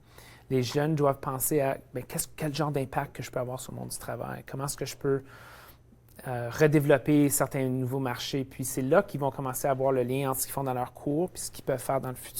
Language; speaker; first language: French; native; French